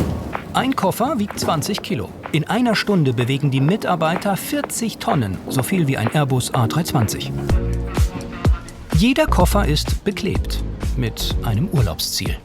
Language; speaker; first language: German; native; German